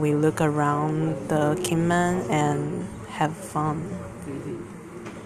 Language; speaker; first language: English; non-native, learner; Chinese